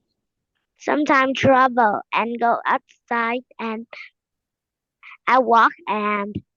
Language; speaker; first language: English; non-native, learner; Vietnamese